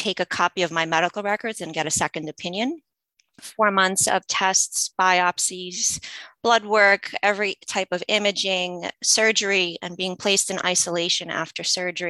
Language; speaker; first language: English; early bilingual, other home language; Polish